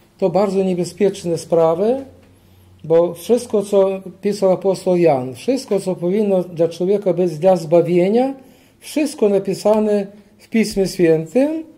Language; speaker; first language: Polish; early bilingual, heritage; Polish